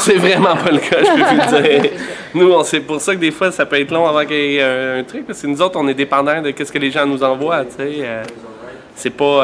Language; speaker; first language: French; native; French